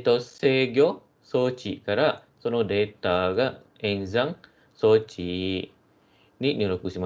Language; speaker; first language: Japanese; non-native, fluent; Malay